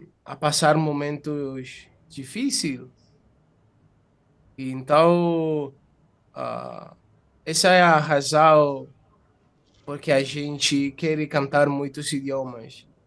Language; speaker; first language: Portuguese; non-native, fluent; Italian